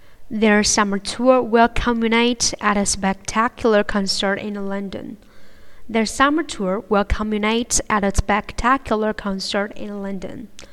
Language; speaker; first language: English; non-native, fluent; Chinese